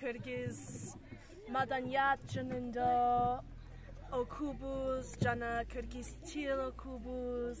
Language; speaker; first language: Kyrgyz; non-native, learner; English